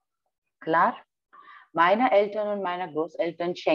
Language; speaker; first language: German; non-native, fluent; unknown